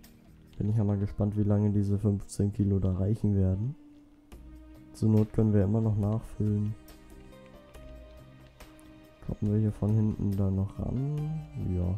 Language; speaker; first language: German; native; German